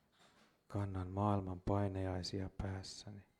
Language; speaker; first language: Finnish; native; Finnish